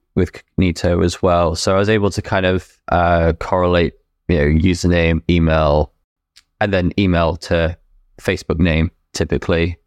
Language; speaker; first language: English; native; English